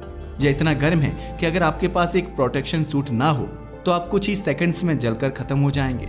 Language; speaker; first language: Hindi; native; Hindi